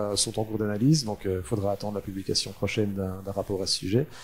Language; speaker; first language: French; native; French